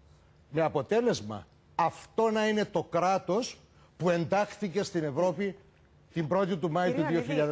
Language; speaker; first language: Greek; native; Greek